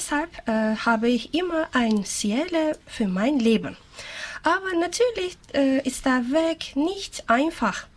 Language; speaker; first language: German; non-native, learner; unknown